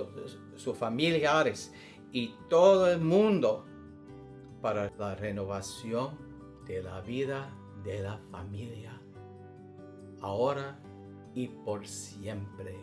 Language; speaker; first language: Spanish; non-native, learner; English